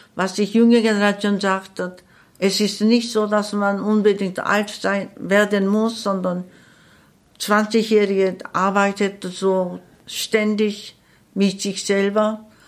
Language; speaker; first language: German; non-native, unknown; Korean